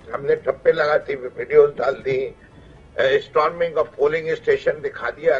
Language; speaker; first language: Urdu; native; Urdu